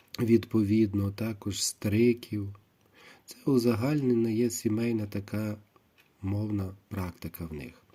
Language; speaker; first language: Ukrainian; native; Ukrainian